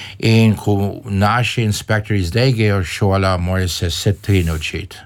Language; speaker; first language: Slovenian; early bilingual, heritage; Slovenian